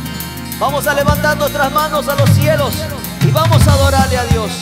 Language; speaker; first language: Spanish; native; Spanish